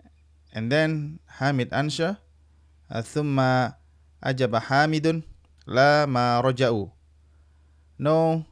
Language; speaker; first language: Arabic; non-native, fluent; Indonesian